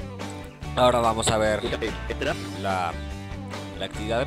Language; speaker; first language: Spanish; native; Spanish